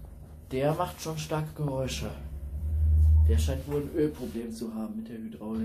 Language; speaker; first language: German; native; German